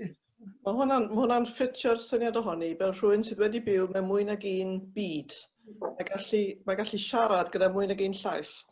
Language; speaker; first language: Welsh; native; Welsh